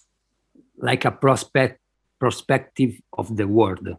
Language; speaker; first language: English; non-native, fluent; Spanish